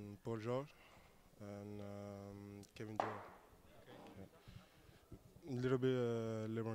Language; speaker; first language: English; non-native, learner; French